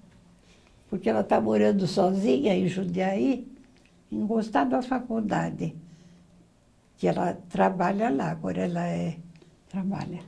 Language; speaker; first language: Portuguese; early bilingual, other home language; Arabic